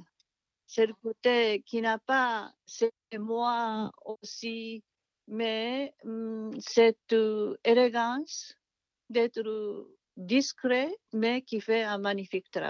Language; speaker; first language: French; non-native, fluent; Japanese